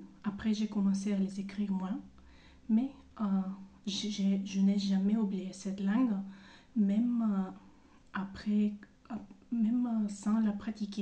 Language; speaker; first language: French; non-native, fluent; Bulgarian